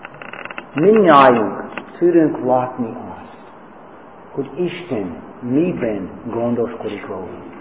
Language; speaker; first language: Hungarian; non-native, fluent; English